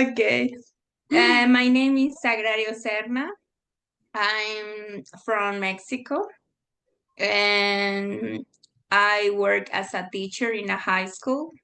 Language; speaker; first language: English; non-native, fluent; Spanish